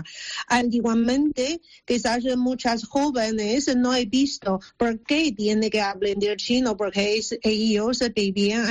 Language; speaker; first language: Spanish; non-native, learner; Chinese